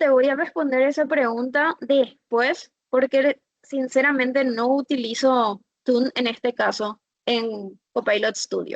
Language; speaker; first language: Spanish; native; Spanish